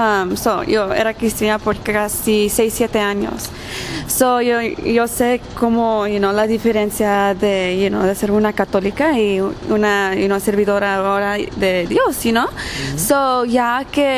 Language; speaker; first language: Spanish; early bilingual, heritage; Spanish